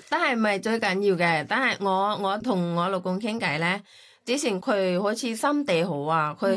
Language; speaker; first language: Cantonese; non-native, learner; Thai